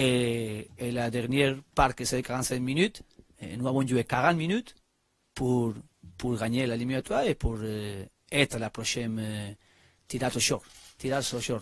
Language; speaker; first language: French; non-native, learner; Spanish